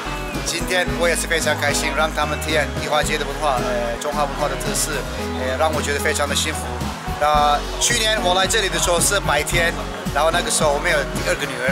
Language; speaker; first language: Chinese; non-native, fluent; Turkish